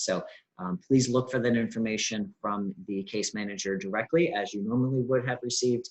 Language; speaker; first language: English; native; English